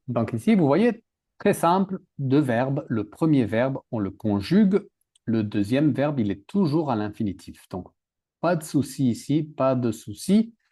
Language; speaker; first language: French; native; French